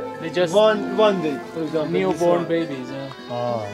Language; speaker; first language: English; non-native, learner; Persian